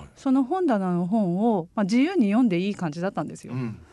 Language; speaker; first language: Japanese; native; Japanese